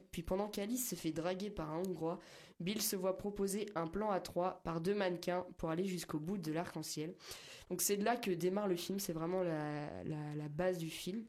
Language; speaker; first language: French; native; French